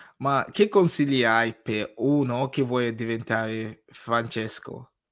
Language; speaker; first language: Italian; non-native, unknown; English